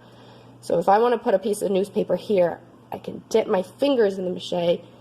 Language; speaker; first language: English; native; English